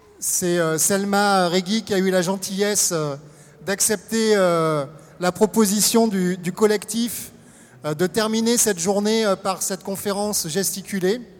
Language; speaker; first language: French; native; French